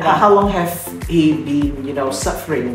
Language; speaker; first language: English; non-native, fluent; Vietnamese